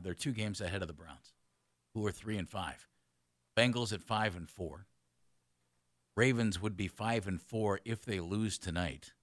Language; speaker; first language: English; native; English